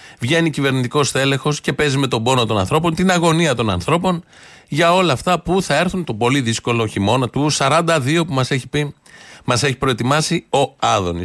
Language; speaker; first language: Greek; native; Greek